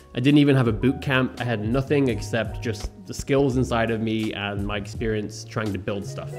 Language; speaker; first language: English; native; English